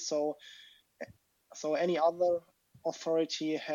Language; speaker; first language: English; non-native, fluent; German